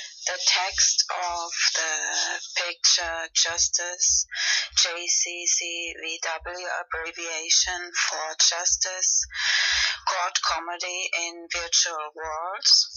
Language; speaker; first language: English; non-native, fluent; Spanish